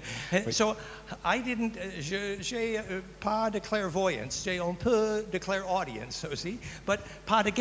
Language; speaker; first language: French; non-native, learner; English